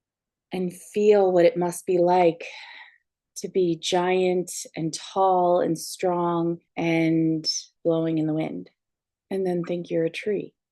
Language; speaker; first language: English; native; English